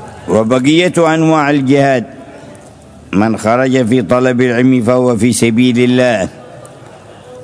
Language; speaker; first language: Arabic; native; Arabic